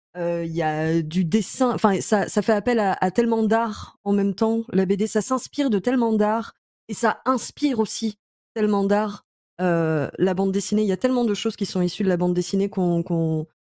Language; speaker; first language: French; native; French